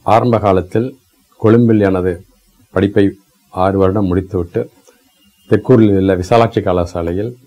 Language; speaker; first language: Tamil; native; Tamil